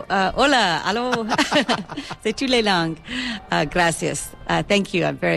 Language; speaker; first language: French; non-native, local second language; English